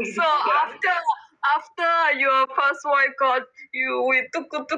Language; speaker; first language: English; non-native, learner; Thai